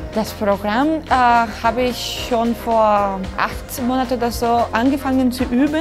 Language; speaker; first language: German; non-native, fluent; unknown